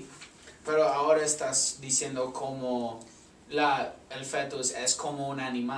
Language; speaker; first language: Spanish; non-native, learner; English